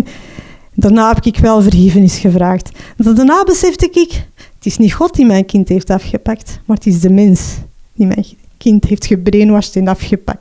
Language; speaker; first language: Dutch; non-native, local second language; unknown